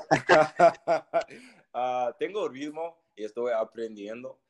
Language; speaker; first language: Spanish; non-native, learner; English